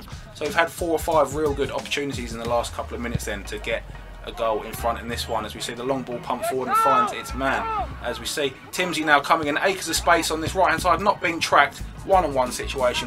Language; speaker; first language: English; native; English